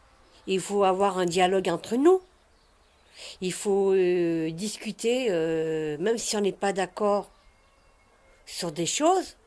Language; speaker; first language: French; native; French